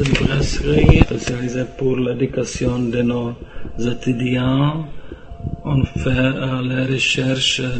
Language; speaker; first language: French; non-native, learner; Czech